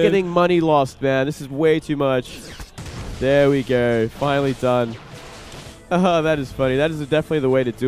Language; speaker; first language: English; native; English